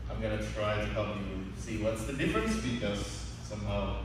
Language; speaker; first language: English; non-native, fluent; Indonesian